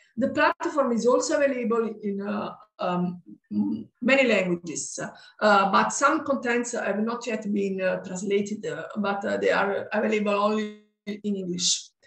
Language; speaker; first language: English; non-native, learner; Italian